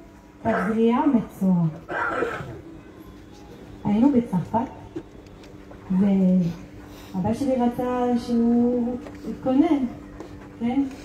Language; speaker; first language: Hebrew; non-native, fluent; French